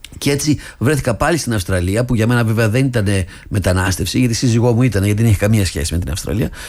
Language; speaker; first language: Greek; early bilingual, other home language; English